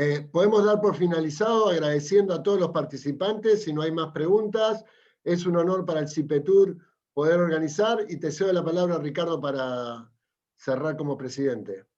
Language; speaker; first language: Spanish; native; Spanish